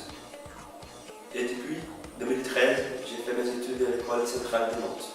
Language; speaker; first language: French; non-native, fluent; Portuguese